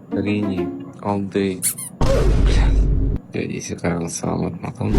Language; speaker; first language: Indonesian; non-native, learner; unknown